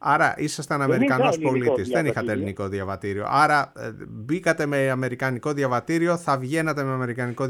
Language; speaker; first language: Greek; native; Greek